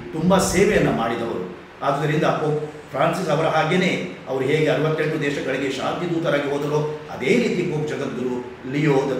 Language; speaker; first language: Kannada; non-native, local second language; Konkani